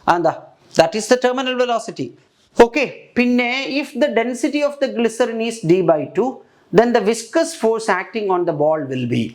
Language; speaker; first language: English; non-native, local second language; Malayalam